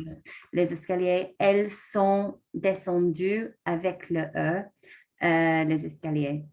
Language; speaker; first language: French; non-native, learner; English